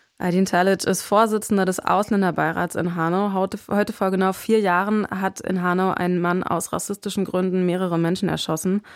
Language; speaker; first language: German; native; German